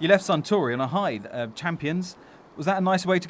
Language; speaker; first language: English; native; English